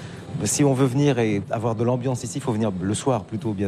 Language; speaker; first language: French; native; French